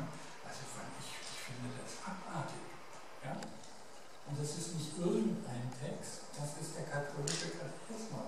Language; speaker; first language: German; native; German